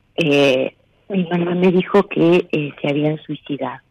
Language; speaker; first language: Spanish; native; Spanish